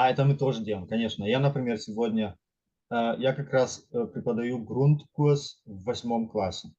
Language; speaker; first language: Russian; non-native, fluent; German